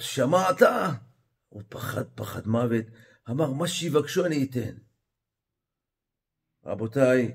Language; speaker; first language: Hebrew; native; Hebrew